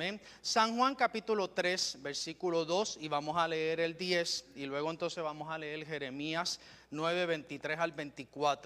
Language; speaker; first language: Spanish; native; Spanish